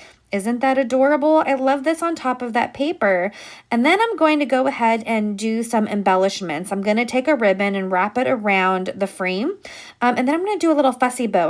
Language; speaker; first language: English; native; English